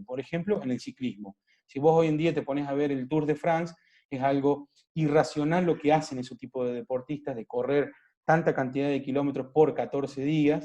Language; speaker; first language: Spanish; native; Spanish